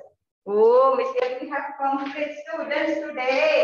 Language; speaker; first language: English; non-native, fluent; Indonesian